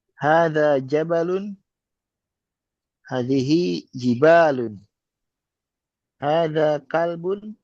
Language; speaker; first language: Arabic; non-native, learner; Indonesian